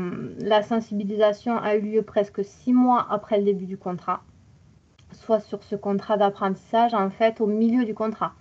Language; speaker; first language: French; native; French